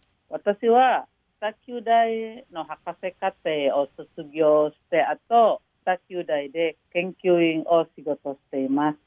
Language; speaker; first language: Japanese; non-native, fluent; Indonesian